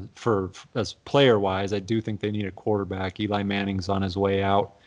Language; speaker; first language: English; native; English